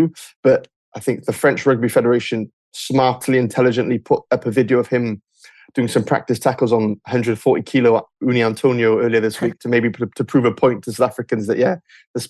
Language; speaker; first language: English; native; English